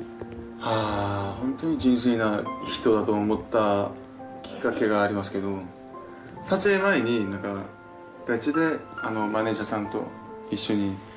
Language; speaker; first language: Japanese; non-native, fluent; Korean